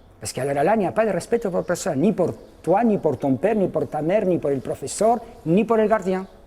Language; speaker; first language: French; non-native, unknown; Spanish